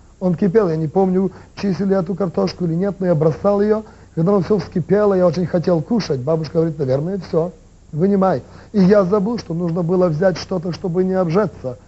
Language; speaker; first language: Russian; non-native, local second language; Ukrainian